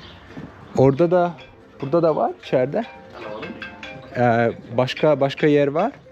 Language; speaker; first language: Turkish; non-native, fluent; Azerbaijani